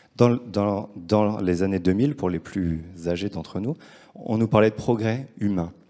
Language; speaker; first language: French; native; French